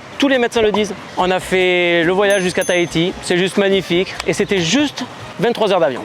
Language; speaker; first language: French; native; French